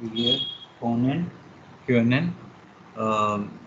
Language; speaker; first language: German; non-native, learner; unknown